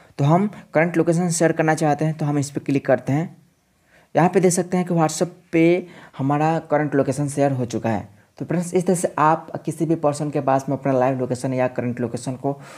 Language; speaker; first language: Hindi; native; Hindi